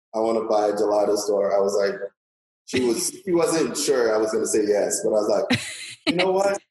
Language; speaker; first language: English; non-native, local second language; Yoruba